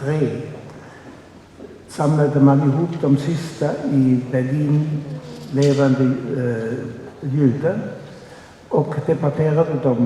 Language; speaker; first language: Swedish; non-native, fluent; German